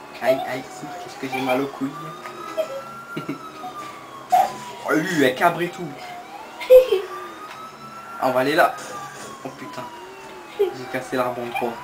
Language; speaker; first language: French; native; French